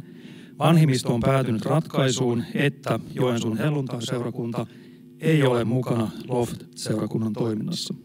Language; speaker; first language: Finnish; native; Finnish